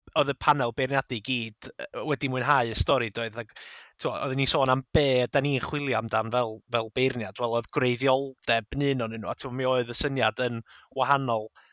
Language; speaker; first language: Welsh; native; Welsh